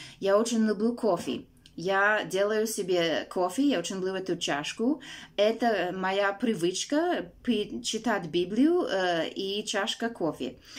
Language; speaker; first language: Russian; non-native, fluent; English